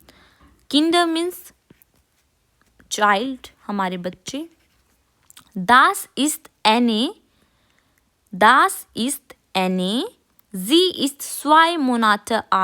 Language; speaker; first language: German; non-native, fluent; Hindi